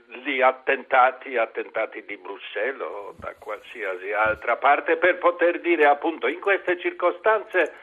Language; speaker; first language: Italian; non-native, fluent; Polish